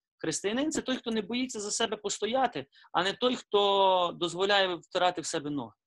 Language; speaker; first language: Ukrainian; native; Ukrainian